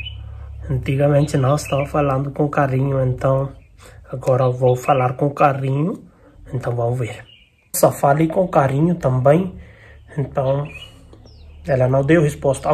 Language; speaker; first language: Portuguese; non-native, learner; Hindi